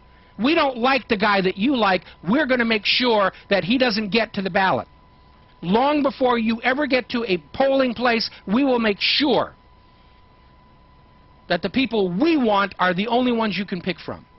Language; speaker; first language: English; native; English